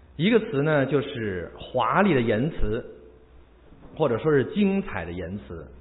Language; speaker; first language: Chinese; native; Chinese